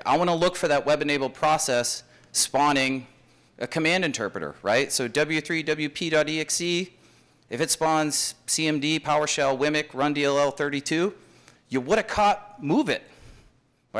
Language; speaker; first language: English; native; English